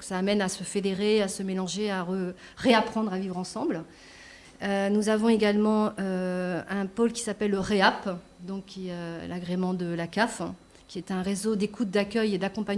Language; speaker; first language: French; native; French